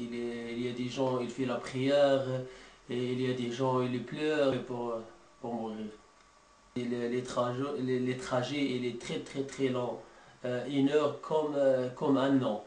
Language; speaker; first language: French; non-native, learner; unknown